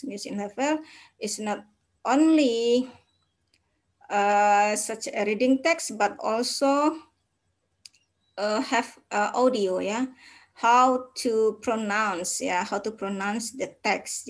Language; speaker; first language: English; non-native, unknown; Indonesian